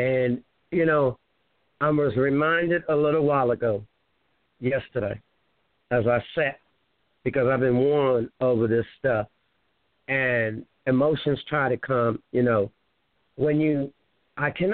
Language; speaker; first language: English; native; English